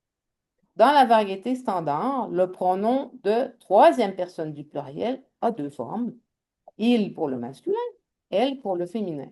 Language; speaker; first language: French; native; French